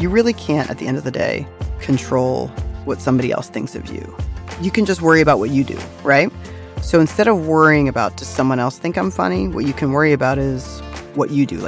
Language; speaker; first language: English; native; English